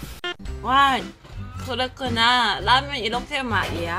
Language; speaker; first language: Korean; non-native, learner; Cantonese